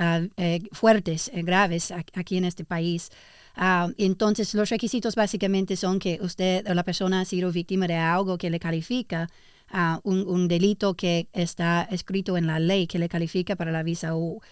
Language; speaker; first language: Spanish; early bilingual, heritage; English